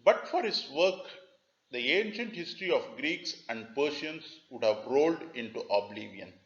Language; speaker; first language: English; non-native, local second language; Tamil